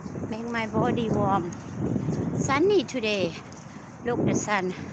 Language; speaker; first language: English; non-native, learner; Thai